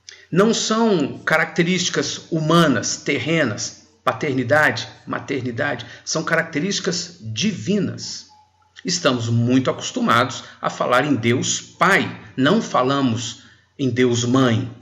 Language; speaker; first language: Portuguese; native; Portuguese